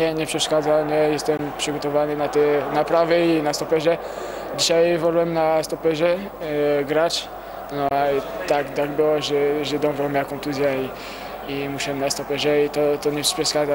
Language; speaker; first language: Polish; non-native, learner; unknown